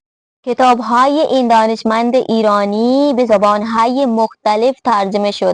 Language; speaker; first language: Persian; non-native, fluent; Urdu